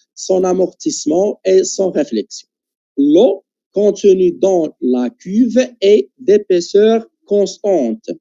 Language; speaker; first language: French; non-native, local second language; Arabic